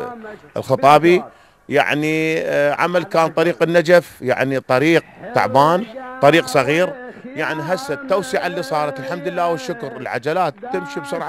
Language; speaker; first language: Arabic; native; Arabic